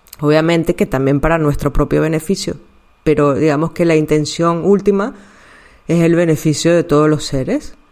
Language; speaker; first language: Spanish; native; Spanish